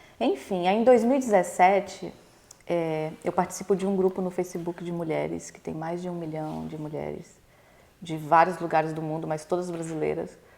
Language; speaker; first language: Portuguese; native; Portuguese